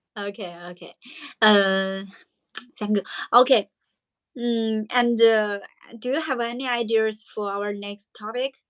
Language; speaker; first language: English; non-native, learner; Chinese